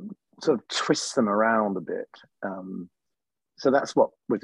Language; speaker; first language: English; native; English